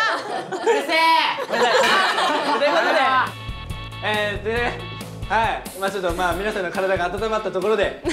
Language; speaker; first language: Japanese; native; Japanese